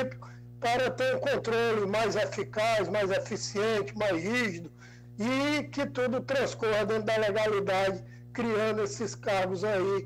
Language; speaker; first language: Portuguese; native; Portuguese